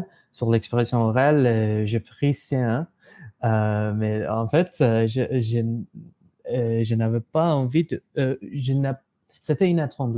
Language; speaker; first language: French; non-native, fluent; English